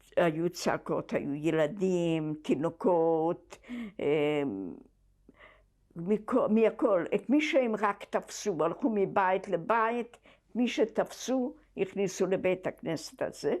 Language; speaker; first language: Hebrew; non-native, fluent; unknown